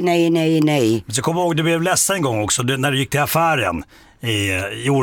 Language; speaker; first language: Swedish; native; Swedish